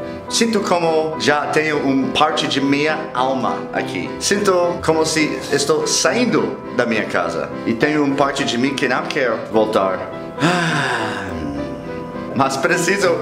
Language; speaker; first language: Portuguese; non-native, fluent; English